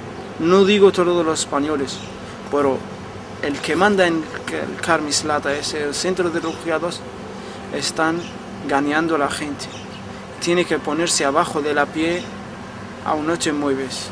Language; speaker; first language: Spanish; non-native, fluent; Arabic